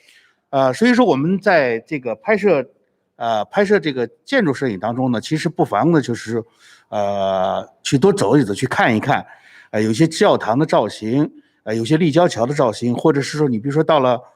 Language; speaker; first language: Chinese; native; Chinese